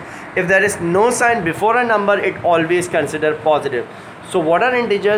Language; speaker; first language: English; non-native, local second language; Hindi